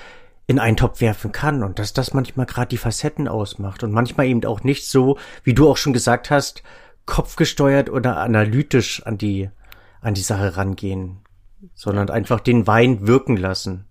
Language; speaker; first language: German; native; German